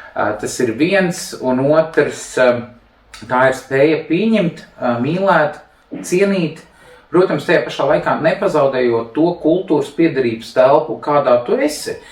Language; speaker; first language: Latvian; non-native, local second language; Russian